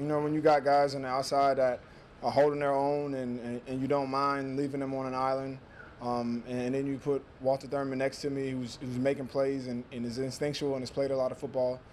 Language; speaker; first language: English; native; English